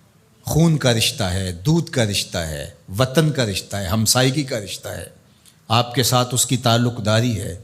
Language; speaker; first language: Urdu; non-native, local second language; Punjabi